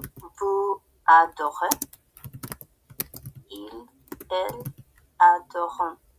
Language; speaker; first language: French; non-native, learner; Spanish